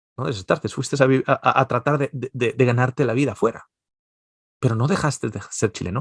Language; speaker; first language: Spanish; native; Spanish